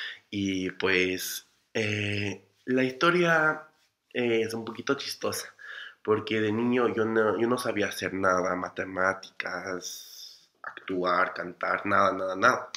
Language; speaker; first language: Spanish; non-native, fluent; English